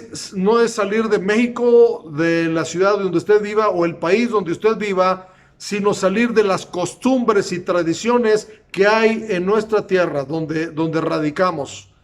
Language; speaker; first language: Spanish; native; Spanish